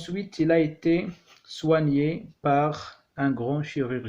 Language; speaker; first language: French; non-native, local second language; Arabic